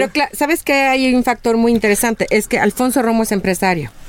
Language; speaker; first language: Spanish; native; Spanish